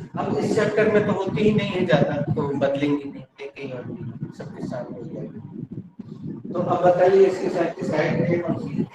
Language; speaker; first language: Hindi; native; Hindi